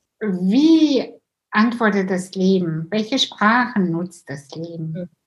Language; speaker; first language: German; early bilingual, other home language; Russian